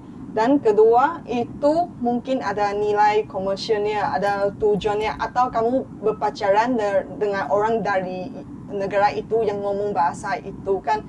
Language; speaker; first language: Indonesian; non-native, fluent; Chinese